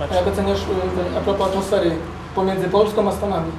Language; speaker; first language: Polish; native; Polish